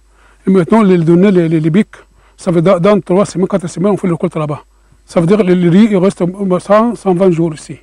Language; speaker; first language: French; non-native, learner; Arabic